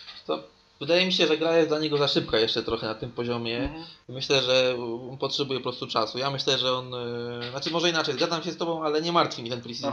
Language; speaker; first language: Polish; native; Polish